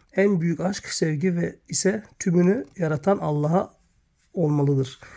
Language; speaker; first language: Turkish; native; Turkish